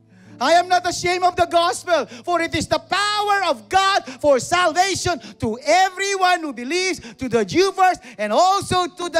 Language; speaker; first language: English; non-native, local second language; Filipino